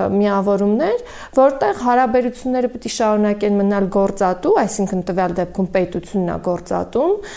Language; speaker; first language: Armenian; native; Armenian